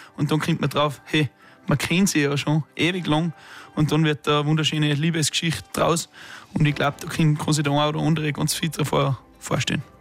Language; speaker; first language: German; native; German